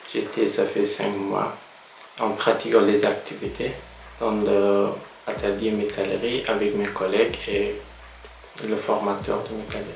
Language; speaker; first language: French; non-native, learner; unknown